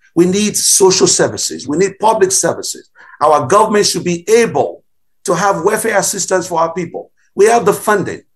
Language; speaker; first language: English; non-native, local second language; Bini